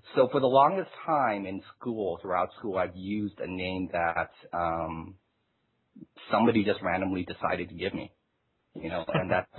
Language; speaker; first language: English; early bilingual, other home language; Chinese